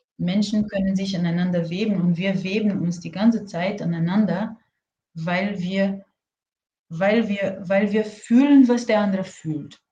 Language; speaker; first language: German; non-native, fluent; Portuguese